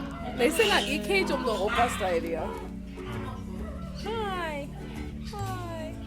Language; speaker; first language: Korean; non-native, learner; English